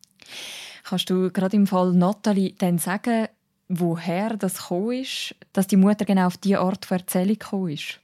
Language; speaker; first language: German; native; German